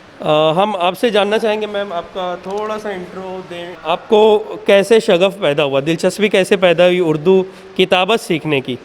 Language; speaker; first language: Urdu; native; Urdu